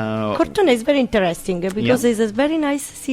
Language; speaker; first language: English; non-native, learner; Italian